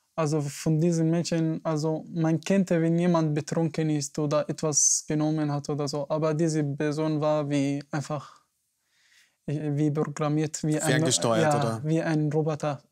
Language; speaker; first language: German; non-native, fluent; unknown